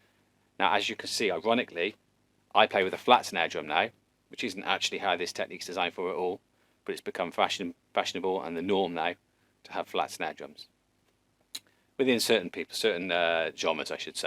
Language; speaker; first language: English; native; English